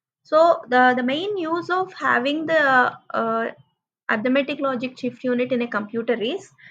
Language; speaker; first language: English; non-native, local second language; Telugu